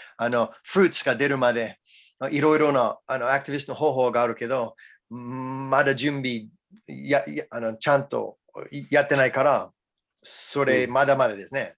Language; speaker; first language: Japanese; non-native, learner; English